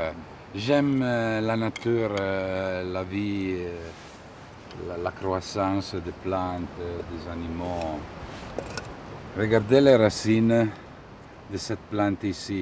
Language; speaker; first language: French; non-native, fluent; Italian